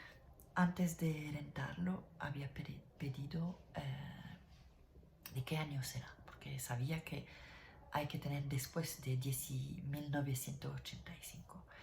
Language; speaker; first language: Spanish; non-native, learner; French